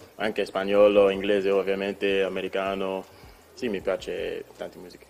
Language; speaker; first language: Italian; non-native, learner; English